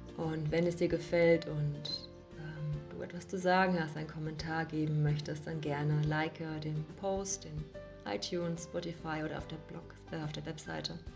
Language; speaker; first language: German; native; German